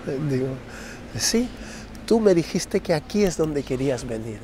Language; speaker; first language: Spanish; non-native, fluent; Krio